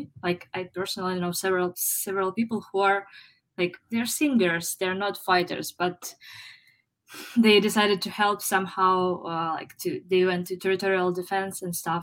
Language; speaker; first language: English; non-native, fluent; Ukrainian